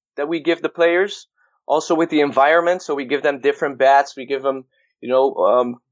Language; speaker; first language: English; non-native, fluent; Dutch